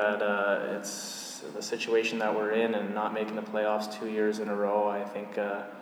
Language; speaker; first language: English; native; English